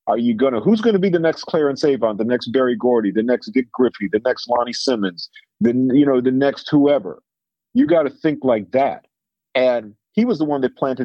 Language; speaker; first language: English; native; English